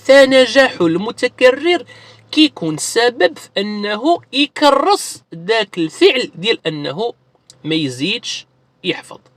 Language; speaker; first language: Arabic; native; Arabic